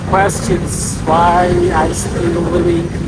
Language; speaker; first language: English; non-native, learner; Turkish